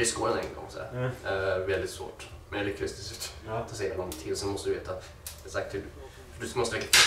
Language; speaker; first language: Swedish; native; Swedish